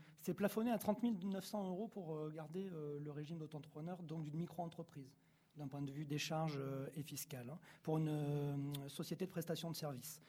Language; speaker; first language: French; native; French